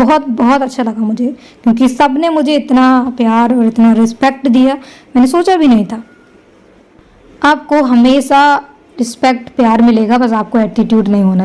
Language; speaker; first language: Hindi; native; Hindi